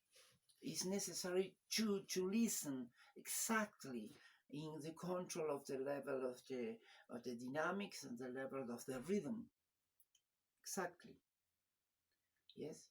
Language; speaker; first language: English; non-native, learner; Spanish